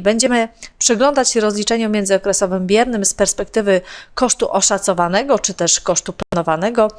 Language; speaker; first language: Polish; native; Polish